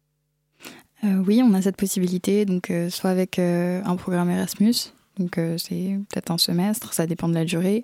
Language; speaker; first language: French; native; French